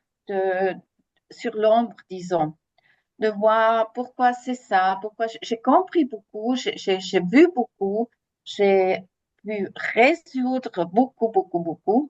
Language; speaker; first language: French; non-native, fluent; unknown